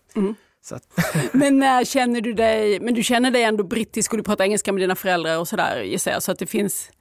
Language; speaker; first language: Swedish; native; Swedish